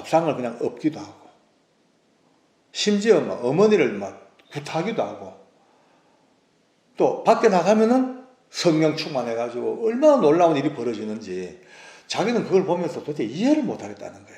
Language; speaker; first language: Korean; native; Korean